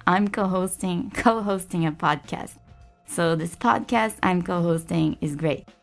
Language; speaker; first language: English; non-native, fluent; Portuguese